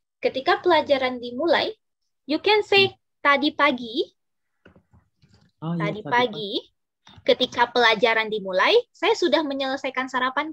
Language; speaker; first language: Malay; non-native, fluent; Indonesian